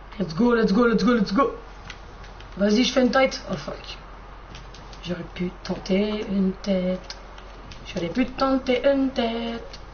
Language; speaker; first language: French; native; French